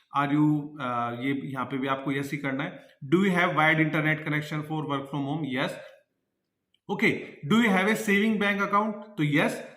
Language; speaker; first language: Hindi; native; Hindi